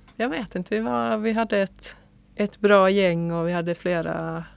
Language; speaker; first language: Swedish; native; Swedish